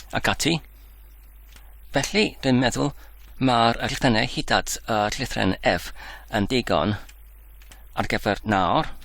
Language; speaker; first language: Welsh; non-native, learner; Dutch